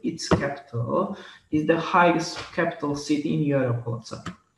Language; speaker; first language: English; non-native, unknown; Azerbaijani